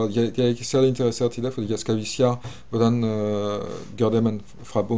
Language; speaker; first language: Danish; non-native, fluent; French